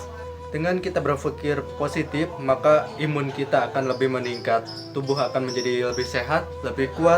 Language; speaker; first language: Indonesian; native; Indonesian